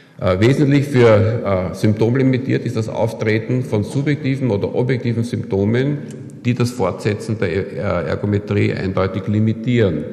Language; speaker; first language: German; native; German